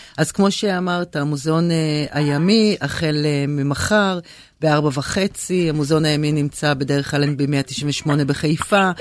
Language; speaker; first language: Hebrew; native; Hebrew